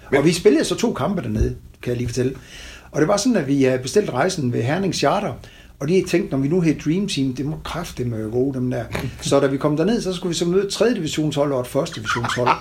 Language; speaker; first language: Danish; native; Danish